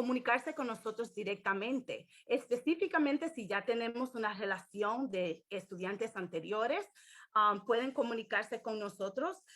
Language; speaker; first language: Spanish; early bilingual, heritage; English